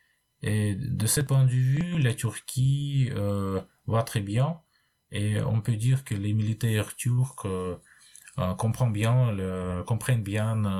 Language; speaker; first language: French; non-native, fluent; Russian